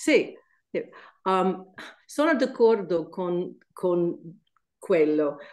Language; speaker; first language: Italian; non-native, learner; English